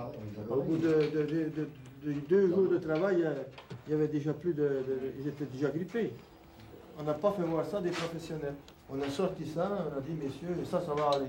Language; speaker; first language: French; native; French